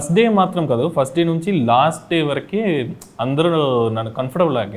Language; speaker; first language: Telugu; non-native, learner; Tamil